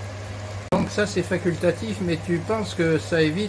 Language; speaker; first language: French; native; French